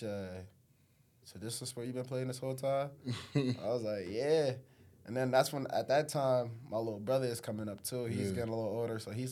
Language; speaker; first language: English; native; English